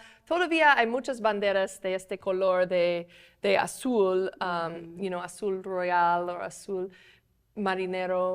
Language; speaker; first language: Spanish; non-native, fluent; English